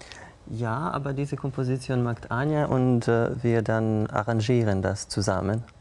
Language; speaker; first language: German; non-native, learner; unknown